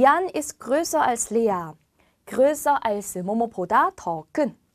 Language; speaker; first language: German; non-native, fluent; Korean